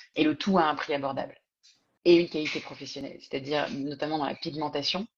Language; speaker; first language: French; native; French